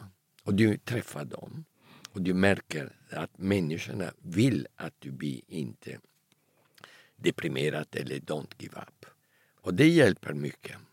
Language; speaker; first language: Swedish; early bilingual, heritage; Italian